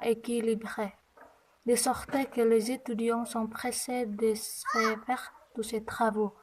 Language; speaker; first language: French; non-native, learner; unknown